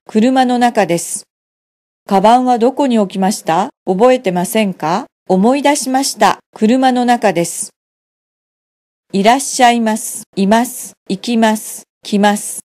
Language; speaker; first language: Japanese; non-native, fluent; Vietnamese